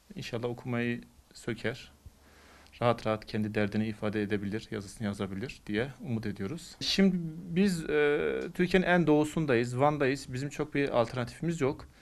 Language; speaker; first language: Turkish; non-native, local second language; Kurdish